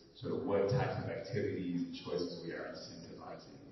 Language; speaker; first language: English; native; English